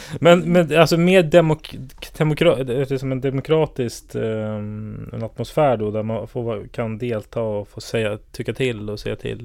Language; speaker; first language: Swedish; native; Swedish